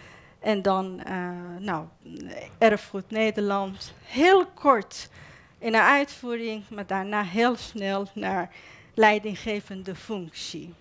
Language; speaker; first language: Dutch; non-native, fluent; Persian